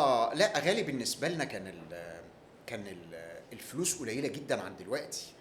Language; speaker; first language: Arabic; native; Arabic